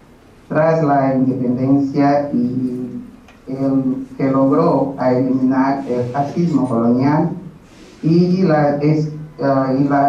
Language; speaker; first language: Spanish; non-native, learner; Portuguese